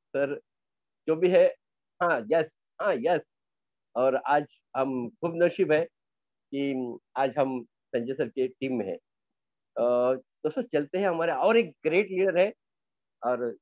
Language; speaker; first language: Hindi; non-native, local second language; Marathi